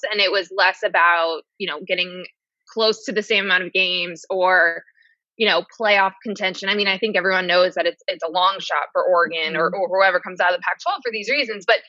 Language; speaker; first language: English; native; English